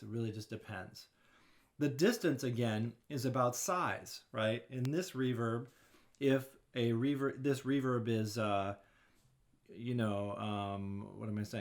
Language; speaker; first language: English; native; English